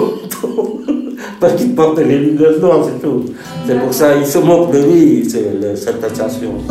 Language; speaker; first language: French; non-native, fluent; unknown